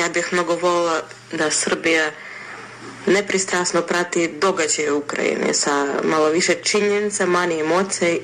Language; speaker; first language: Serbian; non-native, fluent; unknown